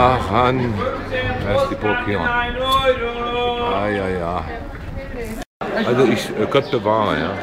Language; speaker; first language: German; native; German